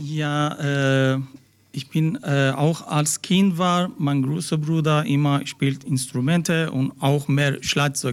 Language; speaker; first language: German; non-native, learner; Persian